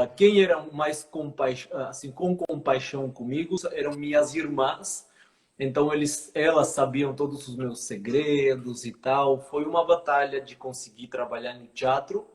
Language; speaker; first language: Portuguese; non-native, fluent; Armenian